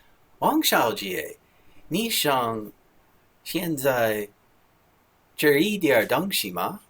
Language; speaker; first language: Chinese; non-native, learner; English